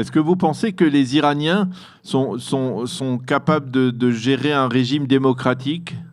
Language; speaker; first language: French; native; French